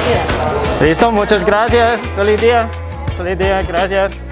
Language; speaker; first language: Spanish; non-native, learner; English